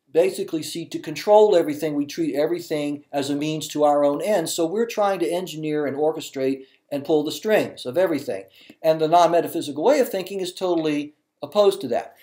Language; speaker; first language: English; native; English